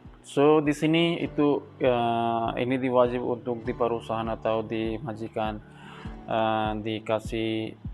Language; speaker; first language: Indonesian; non-native, learner; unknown